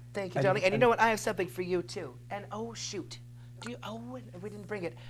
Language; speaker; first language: English; native; English